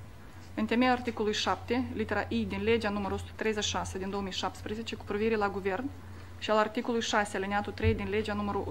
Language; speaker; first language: Romanian; native; Romanian